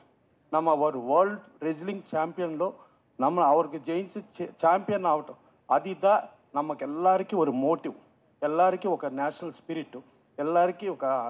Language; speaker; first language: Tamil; non-native, local second language; Telugu